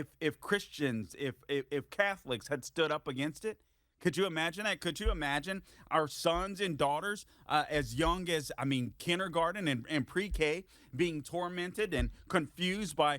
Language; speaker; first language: English; native; English